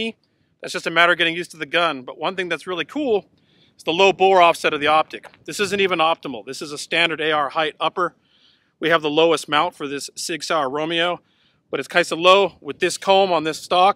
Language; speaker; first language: English; native; English